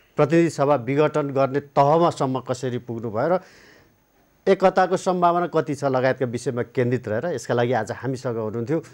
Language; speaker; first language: Nepali; native; Nepali